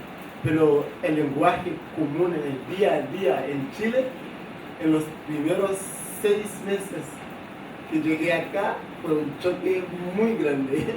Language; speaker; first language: Spanish; non-native, fluent; Haitian Creole